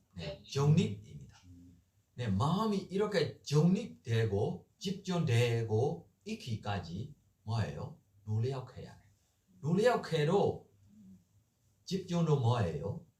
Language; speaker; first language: Korean; non-native, learner; Burmese